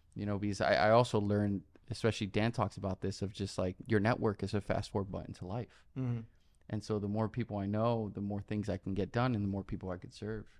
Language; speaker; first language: English; native; English